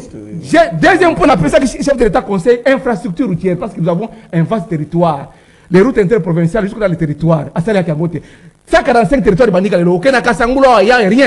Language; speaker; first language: French; non-native, local second language; Lingala